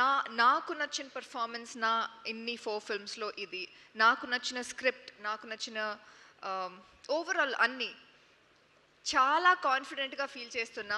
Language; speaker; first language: Telugu; non-native, local second language; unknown